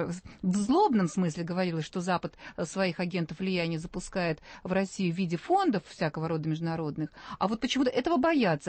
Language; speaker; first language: Russian; native; Russian